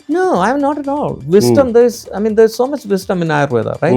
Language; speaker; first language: English; non-native, local second language; Malayalam